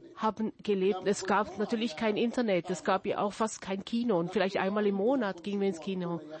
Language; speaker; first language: German; non-native, fluent; Hebrew